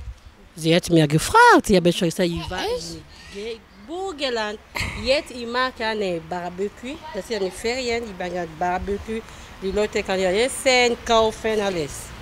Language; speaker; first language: German; non-native, learner; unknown